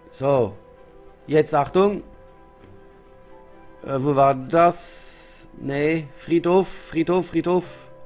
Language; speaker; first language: German; non-native, learner; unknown